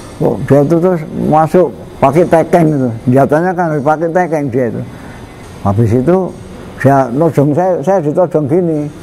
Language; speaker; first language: Indonesian; non-native, local second language; Javanese